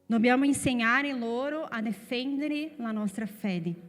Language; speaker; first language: Italian; non-native, fluent; Portuguese